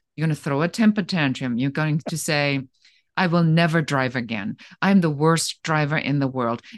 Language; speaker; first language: English; non-native, fluent; German